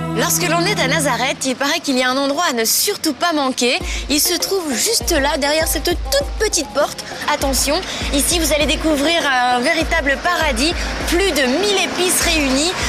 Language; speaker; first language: French; native; French